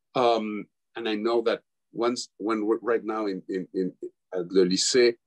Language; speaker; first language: English; non-native, fluent; Spanish